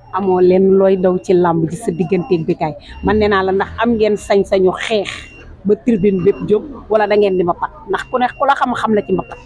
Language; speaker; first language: Wolof; native; Wolof